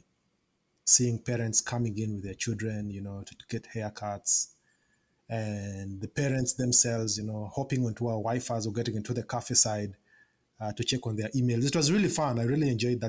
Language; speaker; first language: English; non-native, local second language; Ganda